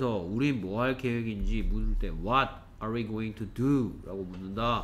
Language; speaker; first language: Korean; native; Korean